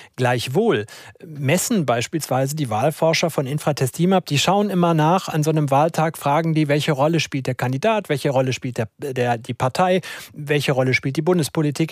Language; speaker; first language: German; native; German